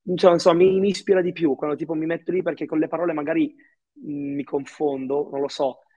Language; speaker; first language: Italian; early bilingual, other home language; Arabic